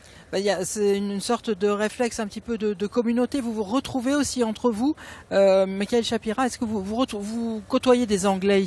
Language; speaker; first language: French; native; French